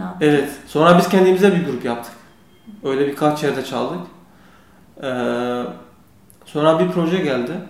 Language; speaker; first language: Turkish; non-native, learner; Kurdish